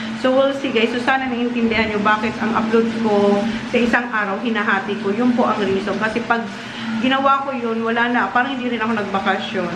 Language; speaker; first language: Filipino; non-native, local second language; Bikol